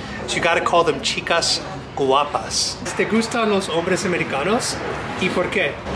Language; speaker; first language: Spanish; non-native, learner; English